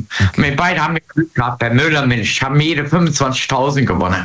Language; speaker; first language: German; native; German